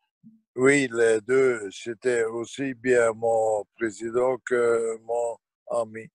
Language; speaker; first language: French; non-native, local second language; Dutch